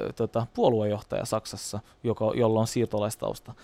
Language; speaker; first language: Finnish; non-native, fluent; Turkish